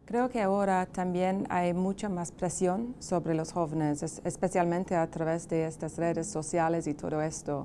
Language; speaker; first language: Spanish; non-native, fluent; English